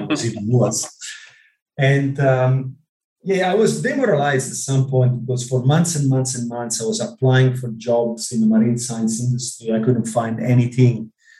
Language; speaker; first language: English; non-native, fluent; Italian